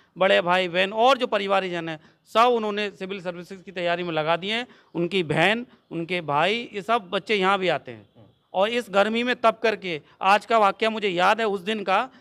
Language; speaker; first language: Hindi; native; Hindi